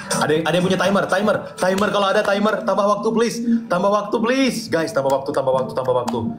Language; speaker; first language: Indonesian; native; Indonesian